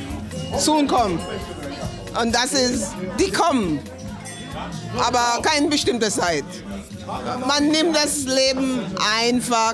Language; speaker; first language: German; non-native, learner; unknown